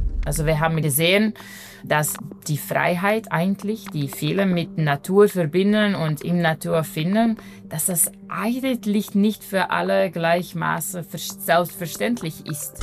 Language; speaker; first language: German; non-native, fluent; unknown